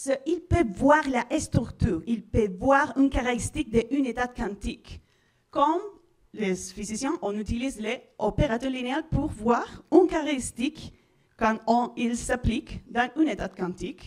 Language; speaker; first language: French; non-native, learner; Spanish